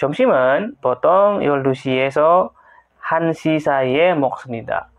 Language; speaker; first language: Korean; non-native, fluent; Indonesian